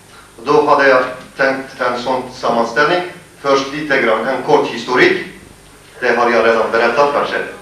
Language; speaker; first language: Swedish; non-native, fluent; Kurdish